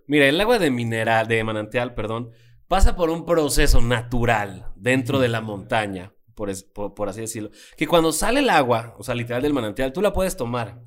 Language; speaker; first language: Spanish; native; Spanish